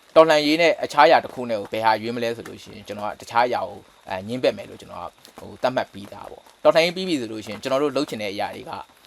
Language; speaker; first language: Burmese; native; Burmese